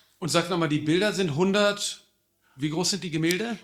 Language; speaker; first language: German; native; German